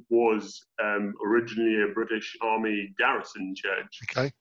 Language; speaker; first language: English; native; English